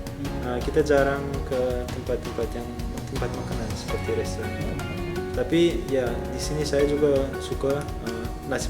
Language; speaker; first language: Indonesian; non-native, fluent; Turkmen